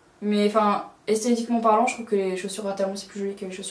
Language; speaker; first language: French; native; French